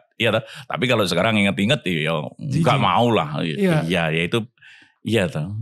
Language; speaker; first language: Indonesian; native; Indonesian